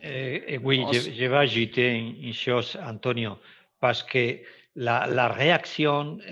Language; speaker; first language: French; non-native, fluent; Spanish